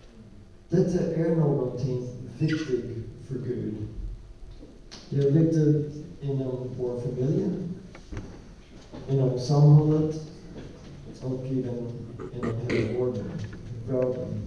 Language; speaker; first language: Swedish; non-native, learner; English